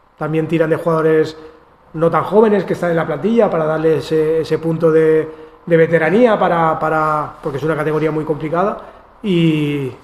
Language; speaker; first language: Spanish; non-native, local second language; Catalan